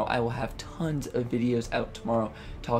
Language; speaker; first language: English; native; English